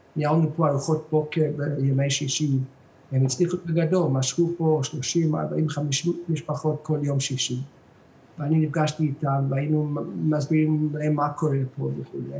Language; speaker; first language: Hebrew; non-native, fluent; English